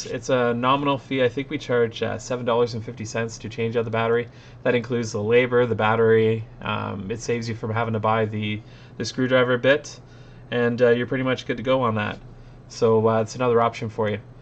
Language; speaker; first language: English; native; English